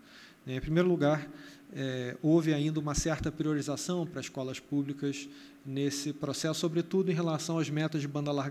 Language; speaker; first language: Portuguese; native; Portuguese